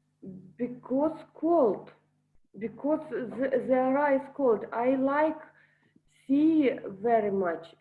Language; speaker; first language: English; non-native, learner; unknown